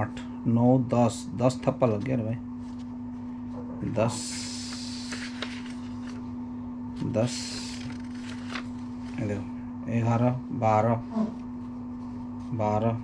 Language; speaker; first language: Hindi; non-native, local second language; Bangla